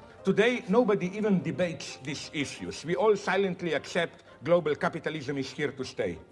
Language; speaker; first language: English; non-native, fluent; Slovenian